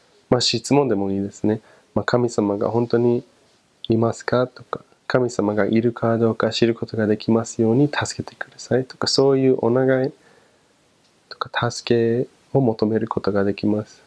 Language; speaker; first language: Japanese; non-native, fluent; English